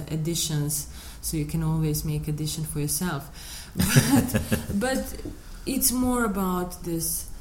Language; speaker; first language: English; non-native, fluent; Bosnian